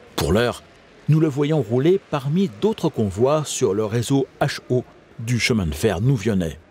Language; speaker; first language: French; native; French